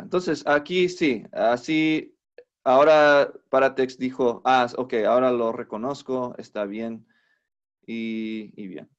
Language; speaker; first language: Spanish; non-native, fluent; English